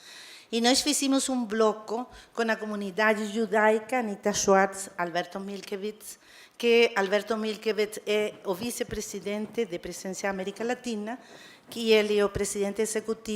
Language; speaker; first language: Portuguese; non-native, fluent; Spanish